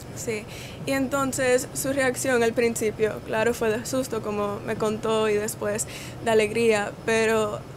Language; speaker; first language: Spanish; native; Spanish